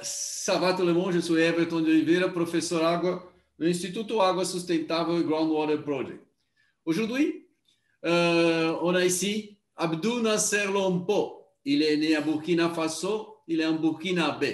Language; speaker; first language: French; non-native, learner; Portuguese